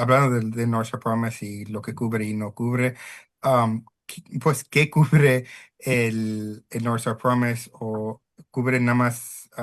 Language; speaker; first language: Spanish; early bilingual, heritage; Spanish